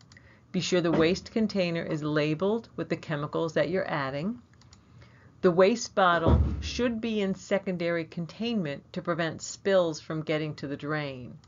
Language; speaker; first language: English; native; English